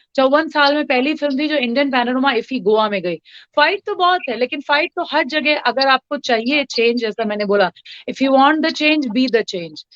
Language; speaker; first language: Hindi; non-native, local second language; Bhojpuri